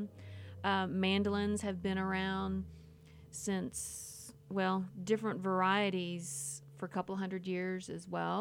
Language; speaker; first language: English; native; English